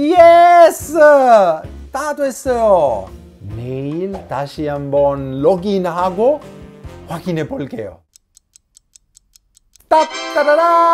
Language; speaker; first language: Korean; non-native, learner; Italian